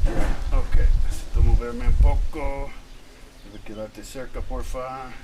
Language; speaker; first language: Spanish; non-native, learner; English